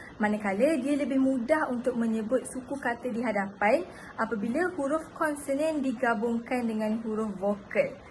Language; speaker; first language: Malay; native; Malay